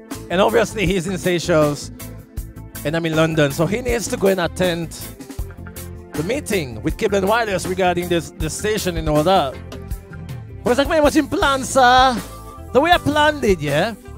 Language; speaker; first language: English; non-native, local second language; Seselwa Creole French